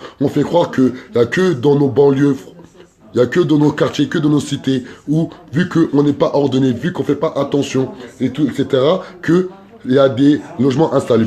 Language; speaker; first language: French; native; French